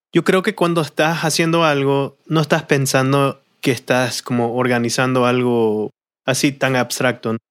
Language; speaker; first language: Spanish; early bilingual, heritage; Spanish